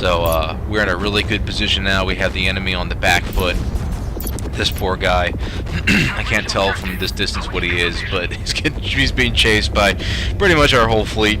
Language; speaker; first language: English; native; English